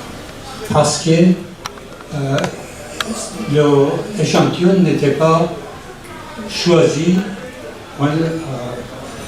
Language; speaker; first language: French; non-native, learner; Persian